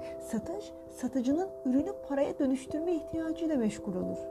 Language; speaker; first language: Turkish; native; Turkish